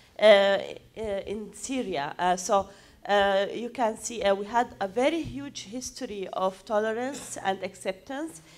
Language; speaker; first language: English; non-native, fluent; Arabic